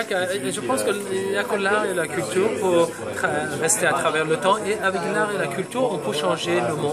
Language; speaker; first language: French; non-native, fluent; Persian